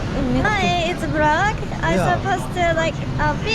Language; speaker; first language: English; non-native, learner; Japanese